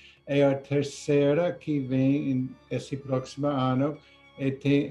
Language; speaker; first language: Portuguese; non-native, learner; English